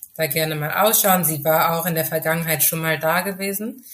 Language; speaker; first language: German; early bilingual, other home language; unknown